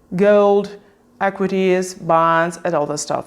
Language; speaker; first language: English; non-native, fluent; Russian